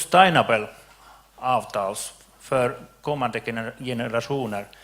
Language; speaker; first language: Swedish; non-native, local second language; Finnish